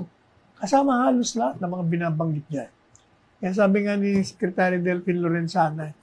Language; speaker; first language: Filipino; native; Filipino